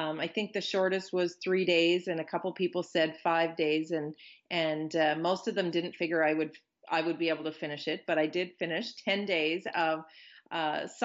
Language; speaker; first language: English; native; English